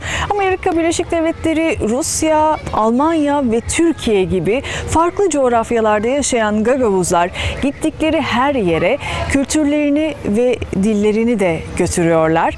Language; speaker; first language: Turkish; native; Turkish